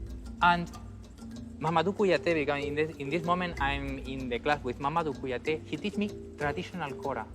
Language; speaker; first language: English; non-native, learner; Spanish